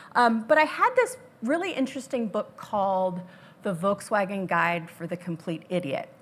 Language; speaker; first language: English; native; English